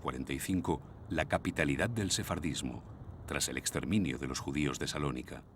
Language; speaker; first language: Spanish; native; Spanish